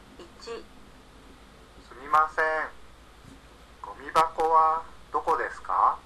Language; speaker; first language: Japanese; non-native, learner; Indonesian